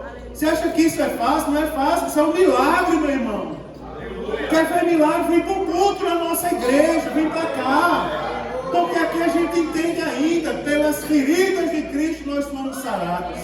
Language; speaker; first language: Portuguese; native; Portuguese